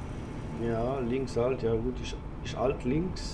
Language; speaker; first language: German; non-native, learner; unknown